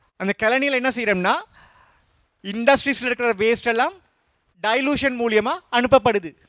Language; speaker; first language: Tamil; non-native, local second language; Sinhala